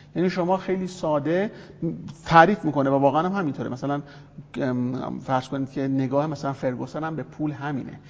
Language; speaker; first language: Persian; native; Persian